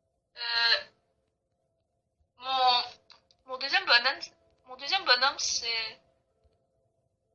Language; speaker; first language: French; native; French